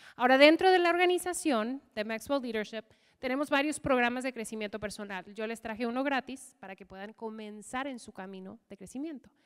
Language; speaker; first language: Spanish; non-native, fluent; English